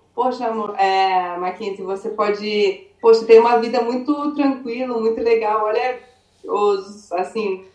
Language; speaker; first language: Portuguese; early bilingual, other home language; English